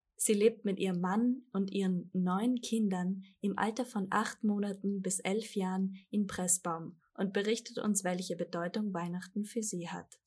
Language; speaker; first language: German; native; German